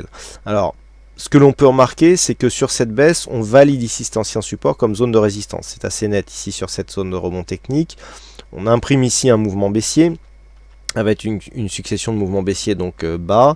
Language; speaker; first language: French; native; French